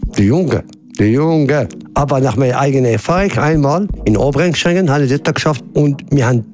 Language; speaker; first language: German; non-native, learner; Arabic